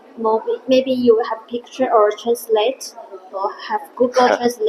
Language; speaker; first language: English; non-native, learner; Chinese